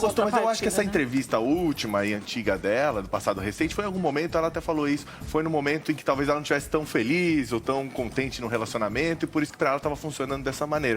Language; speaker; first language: Portuguese; native; Portuguese